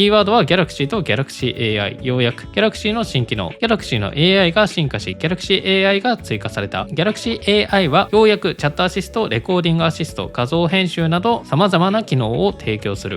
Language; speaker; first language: Japanese; native; Japanese